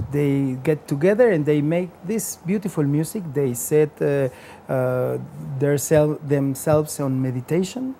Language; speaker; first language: English; non-native, learner; Spanish